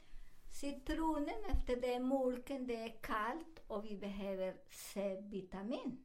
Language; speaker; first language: Swedish; non-native, fluent; Spanish